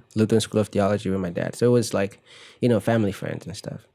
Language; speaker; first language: English; early bilingual, other home language; Igbo